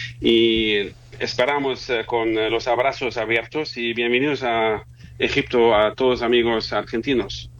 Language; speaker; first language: Spanish; non-native, fluent; German